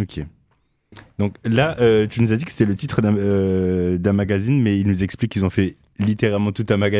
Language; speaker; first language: French; native; French